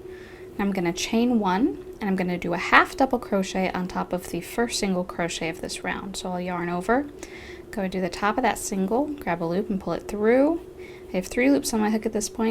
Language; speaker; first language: English; native; English